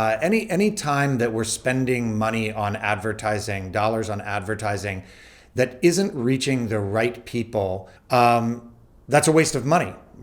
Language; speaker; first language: English; native; English